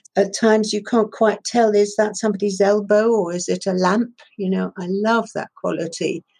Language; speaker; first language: English; non-native, local second language; Persian